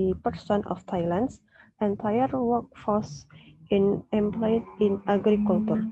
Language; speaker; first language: English; non-native, learner; Indonesian